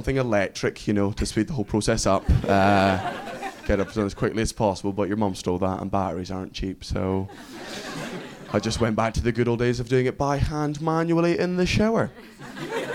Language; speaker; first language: English; native; English